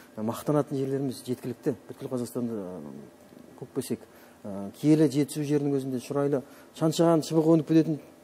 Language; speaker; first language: Kazakh; native; Kazakh